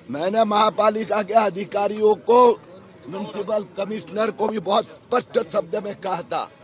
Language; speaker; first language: Hindi; non-native, local second language; Gujarati